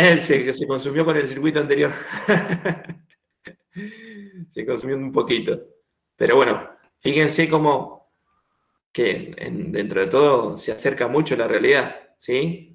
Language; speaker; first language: Spanish; native; Spanish